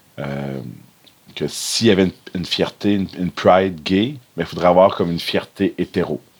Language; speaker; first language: French; native; French